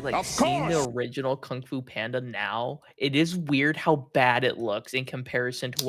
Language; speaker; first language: English; native; English